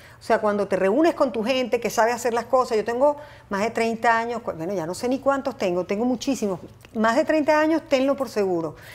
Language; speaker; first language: Spanish; native; Spanish